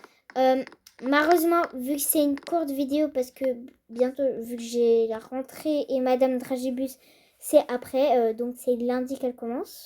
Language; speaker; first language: French; native; French